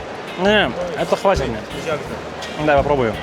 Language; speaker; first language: Russian; non-native, learner; Lithuanian